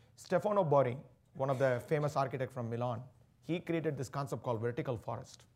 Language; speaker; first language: English; non-native, local second language; Tamil